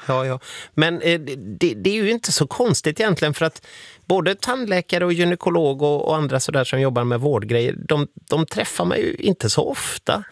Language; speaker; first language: Swedish; native; Swedish